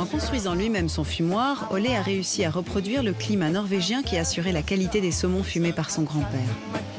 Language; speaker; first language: French; native; French